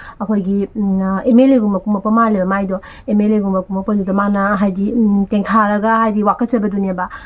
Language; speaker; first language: Manipuri; native; Manipuri